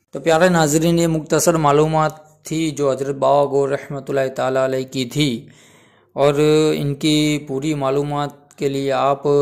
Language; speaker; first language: Urdu; non-native, local second language; Gujarati